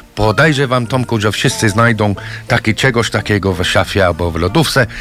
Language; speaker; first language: Polish; non-native, fluent; English